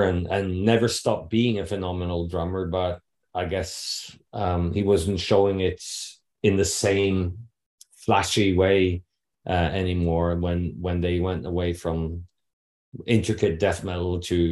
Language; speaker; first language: English; non-native, fluent; Norwegian